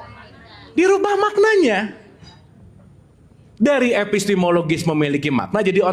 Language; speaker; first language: Indonesian; native; Indonesian